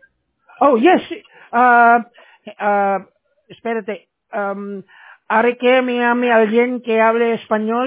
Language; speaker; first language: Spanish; non-native, learner; English